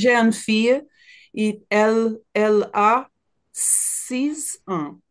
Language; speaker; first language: French; non-native, learner; Portuguese